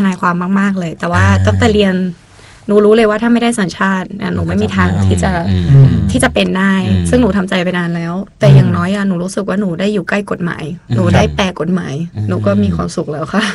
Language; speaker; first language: Thai; non-native, local second language; Russian